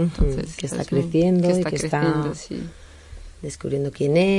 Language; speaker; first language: Spanish; native; Spanish